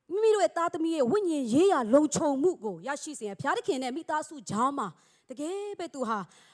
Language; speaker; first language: Burmese; non-native, local second language; S'gaw Karen